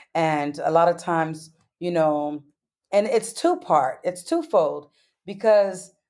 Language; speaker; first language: English; native; English